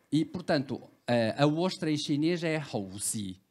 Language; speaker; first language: Portuguese; early bilingual, other home language; Cantonese